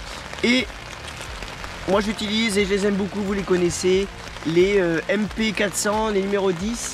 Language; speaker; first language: French; native; French